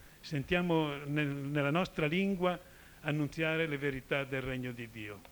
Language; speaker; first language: Italian; native; Italian